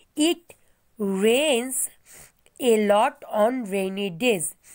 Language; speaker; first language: English; non-native, local second language; Bangla